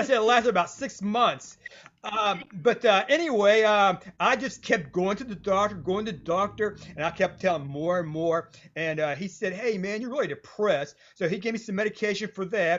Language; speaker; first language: English; native; English